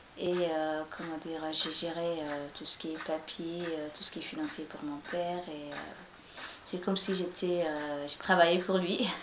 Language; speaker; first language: French; non-native, local second language; Somali